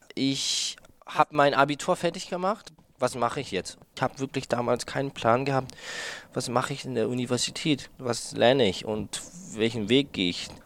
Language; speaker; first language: German; non-native, fluent; Japanese